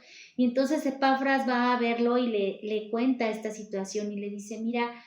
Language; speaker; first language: Spanish; native; Spanish